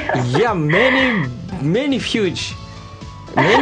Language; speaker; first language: English; non-native, learner; Japanese